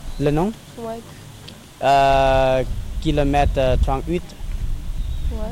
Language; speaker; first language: French; non-native, learner; Lao